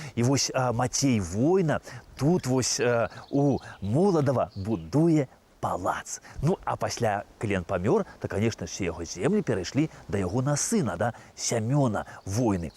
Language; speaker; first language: Belarusian; native; Belarusian